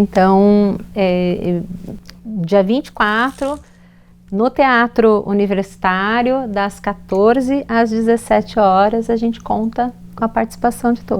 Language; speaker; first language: Portuguese; native; Portuguese